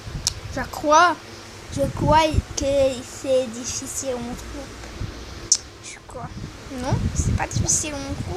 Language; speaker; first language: French; non-native, learner; Arabic